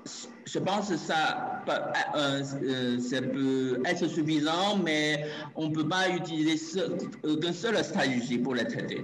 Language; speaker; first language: French; non-native, learner; Chinese